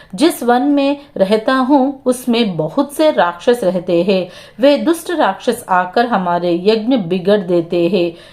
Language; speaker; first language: Hindi; non-native, local second language; Telugu